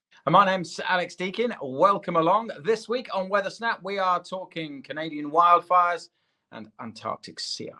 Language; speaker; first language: English; native; English